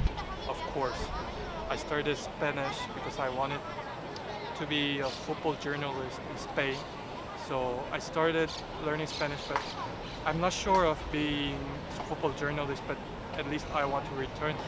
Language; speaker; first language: English; non-native, fluent; Korean